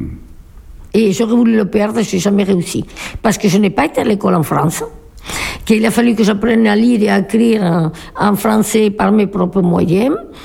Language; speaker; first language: French; non-native, fluent; Spanish